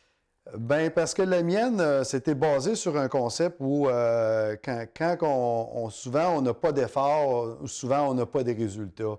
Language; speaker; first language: French; native; French